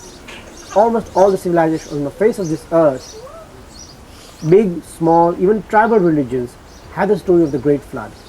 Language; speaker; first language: English; early bilingual, heritage; Gujarati